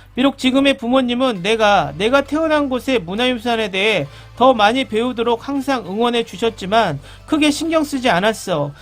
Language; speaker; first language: Korean; native; Korean